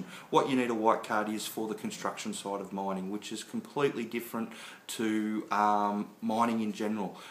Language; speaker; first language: English; native; English